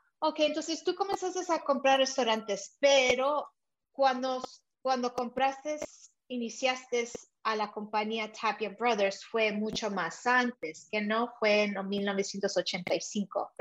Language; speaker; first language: Spanish; early bilingual, heritage; English